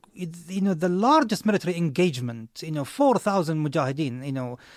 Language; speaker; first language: English; non-native, fluent; Arabic